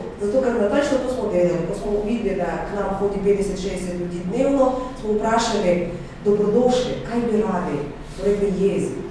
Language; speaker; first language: Slovenian; non-native, fluent; Russian